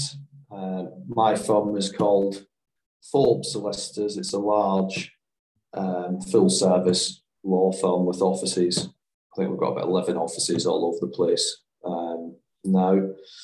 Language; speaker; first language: English; native; English